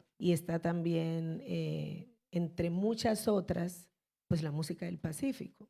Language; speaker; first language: Spanish; native; Spanish